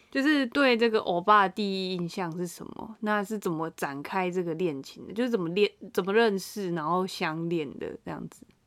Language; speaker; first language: Chinese; native; Chinese